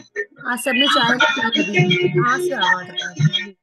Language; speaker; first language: Hindi; native; Hindi